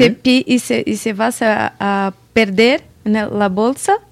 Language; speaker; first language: Spanish; non-native, learner; Portuguese